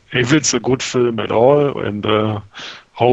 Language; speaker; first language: English; non-native, fluent; German